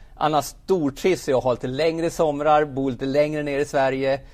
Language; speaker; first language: Swedish; native; Swedish